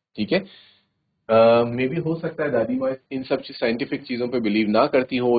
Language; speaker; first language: Hindi; native; Hindi